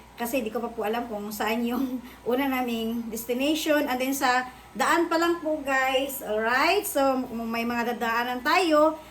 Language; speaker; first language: Filipino; non-native, local second language; Cebuano